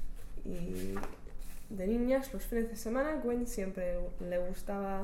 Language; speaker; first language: Spanish; non-native, learner; English